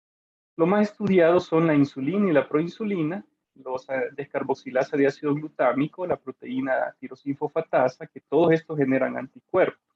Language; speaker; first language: Spanish; native; Spanish